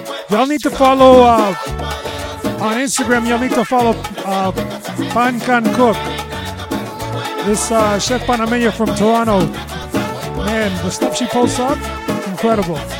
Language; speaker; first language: English; early bilingual, other home language; Spanish